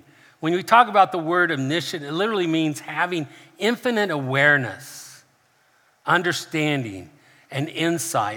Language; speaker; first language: English; native; English